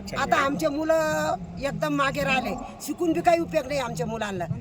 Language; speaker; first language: Marathi; non-native, local second language; Lambadi